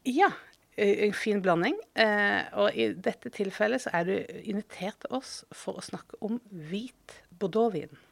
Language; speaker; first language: Norwegian; native; Norwegian